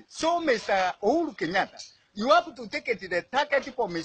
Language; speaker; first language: English; non-native, learner; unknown